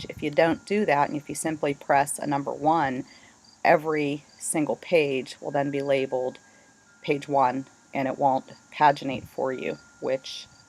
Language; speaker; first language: English; native; English